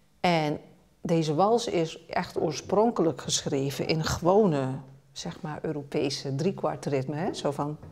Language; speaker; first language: Dutch; non-native, local second language; Papiamento